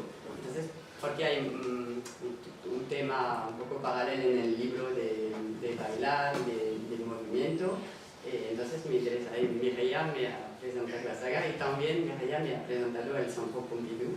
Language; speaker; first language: Spanish; non-native, fluent; French